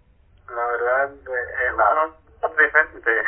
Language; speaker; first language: Spanish; non-native, fluent; Arabic